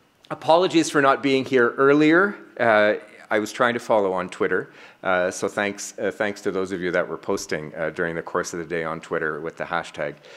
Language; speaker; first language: English; native; English